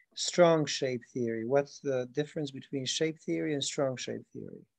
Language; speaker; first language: English; non-native, fluent; Albanian